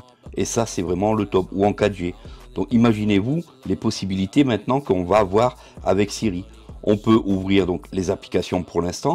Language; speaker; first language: French; native; French